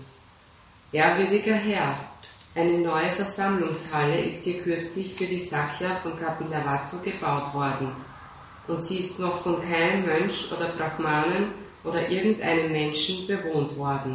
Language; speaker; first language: German; native; German